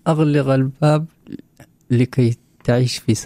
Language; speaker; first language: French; non-native, learner; Arabic